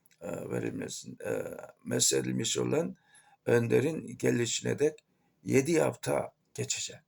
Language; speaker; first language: Turkish; non-native, fluent; Korean